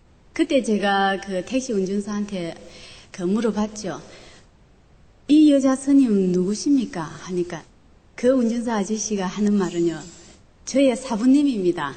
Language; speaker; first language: Korean; non-native, local second language; Chinese